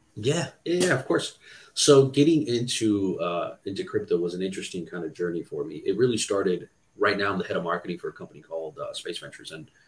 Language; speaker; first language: English; non-native, fluent; Portuguese